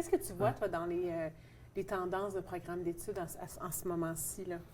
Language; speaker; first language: French; native; French